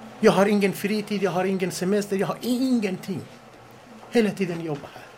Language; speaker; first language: Swedish; non-native, fluent; Persian